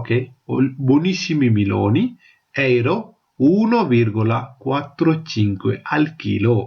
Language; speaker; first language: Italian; non-native, fluent; Tamil